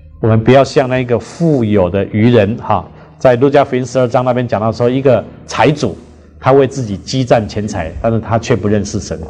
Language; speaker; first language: Chinese; native; Chinese